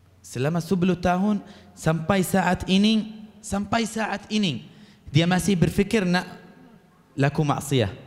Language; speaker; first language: Malay; non-native, fluent; Arabic